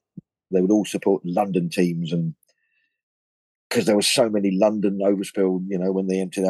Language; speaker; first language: English; native; English